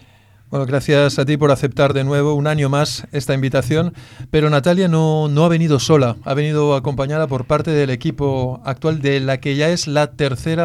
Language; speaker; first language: Spanish; native; Spanish